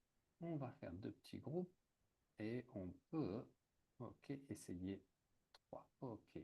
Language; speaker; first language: French; native; French